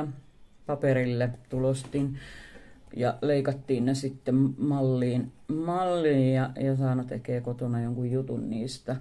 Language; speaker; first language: Finnish; native; Finnish